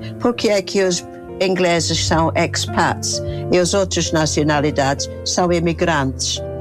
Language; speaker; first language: Portuguese; non-native, fluent; English